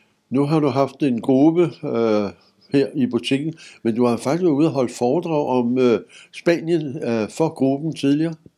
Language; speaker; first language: Danish; native; Danish